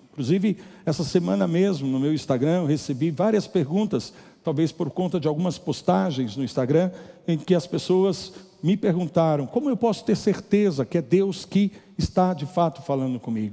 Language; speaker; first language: Portuguese; native; Portuguese